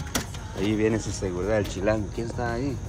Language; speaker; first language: Spanish; native; Spanish